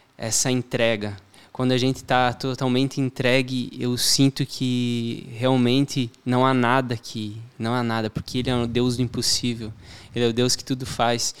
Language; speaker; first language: Portuguese; native; Portuguese